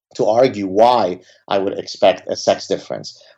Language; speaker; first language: English; early bilingual, other home language; Arabic